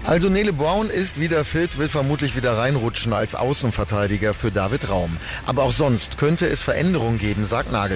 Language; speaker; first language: German; native; German